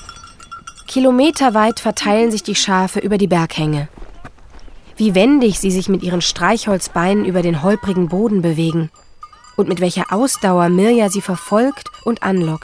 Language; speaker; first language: German; native; German